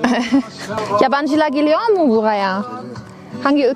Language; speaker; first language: Turkish; non-native, learner; German